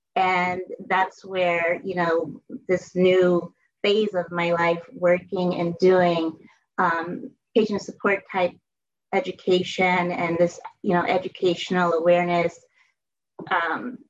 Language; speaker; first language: English; native; English